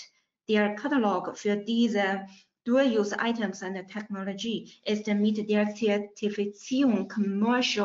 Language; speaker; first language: German; non-native, fluent; Chinese